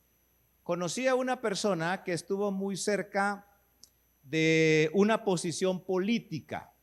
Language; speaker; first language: Spanish; native; Spanish